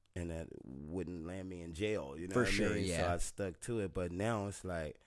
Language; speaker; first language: English; native; English